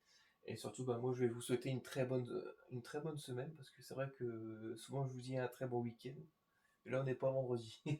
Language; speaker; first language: French; native; French